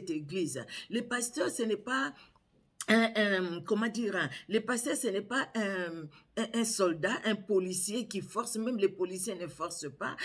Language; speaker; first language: French; non-native, local second language; Lingala